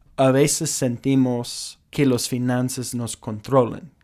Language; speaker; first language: Spanish; non-native, fluent; English